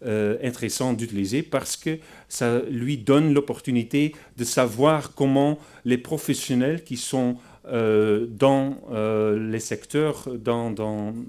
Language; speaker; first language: French; non-native, fluent; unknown